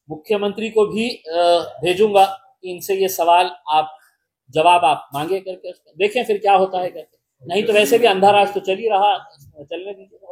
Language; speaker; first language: Hindi; non-native, local second language; Marathi